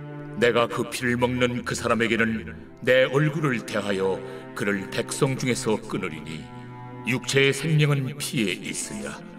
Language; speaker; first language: Korean; native; Korean